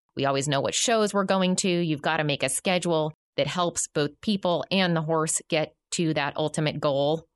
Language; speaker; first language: English; native; English